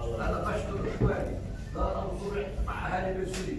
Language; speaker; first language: Arabic; native; Arabic